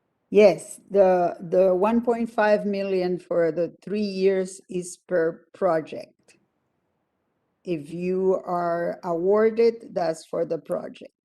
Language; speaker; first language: English; non-native, fluent; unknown